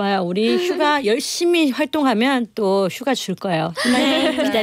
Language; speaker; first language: Korean; native; Korean